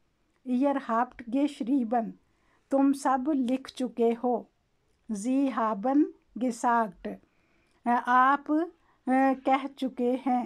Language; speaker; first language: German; non-native, learner; Urdu